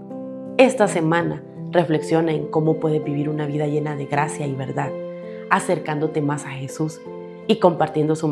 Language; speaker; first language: Spanish; native; Spanish